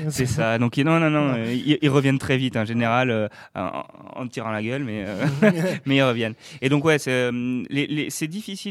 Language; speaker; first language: French; native; French